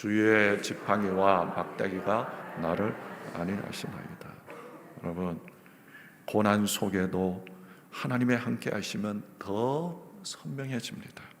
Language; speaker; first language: Korean; native; Korean